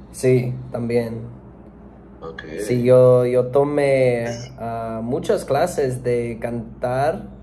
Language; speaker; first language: Spanish; non-native, learner; English